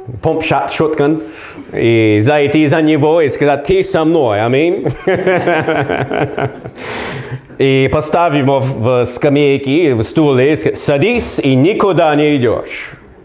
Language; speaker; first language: Russian; non-native, learner; English